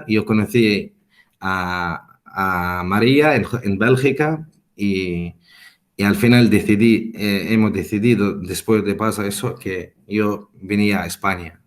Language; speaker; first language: Spanish; non-native, fluent; Arabic